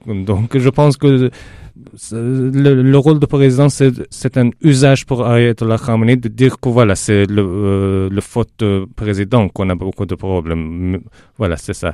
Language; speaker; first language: French; non-native, fluent; Persian